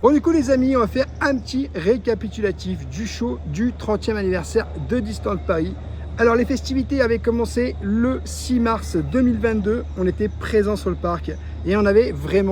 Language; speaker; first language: French; native; French